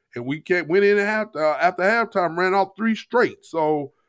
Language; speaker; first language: English; native; English